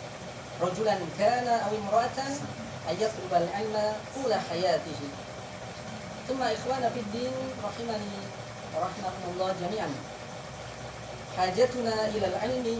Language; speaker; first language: Arabic; non-native, learner; Indonesian